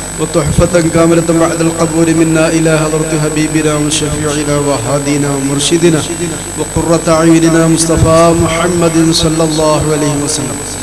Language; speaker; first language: Arabic; non-native, fluent; Malayalam